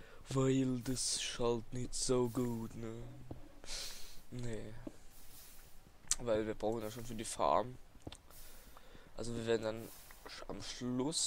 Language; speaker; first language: German; native; German